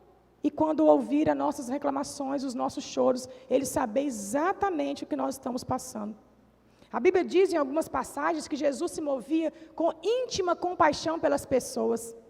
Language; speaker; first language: Portuguese; native; Portuguese